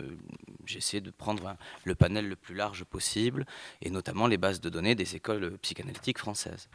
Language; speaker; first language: French; native; French